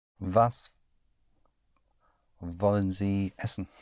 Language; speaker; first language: German; non-native, learner; English